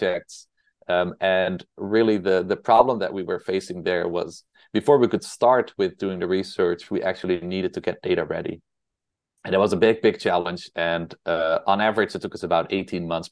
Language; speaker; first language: English; non-native, fluent; Dutch